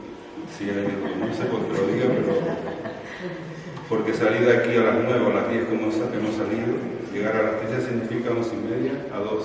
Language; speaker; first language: Spanish; native; Spanish